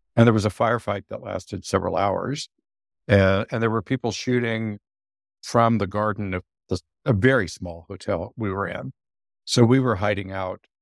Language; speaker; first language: English; native; English